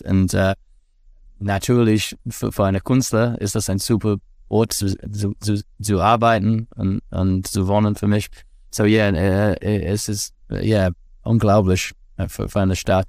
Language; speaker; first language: German; non-native, learner; English